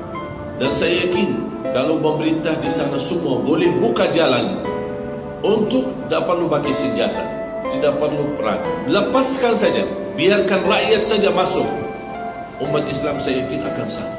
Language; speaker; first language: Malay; non-native, fluent; Arabic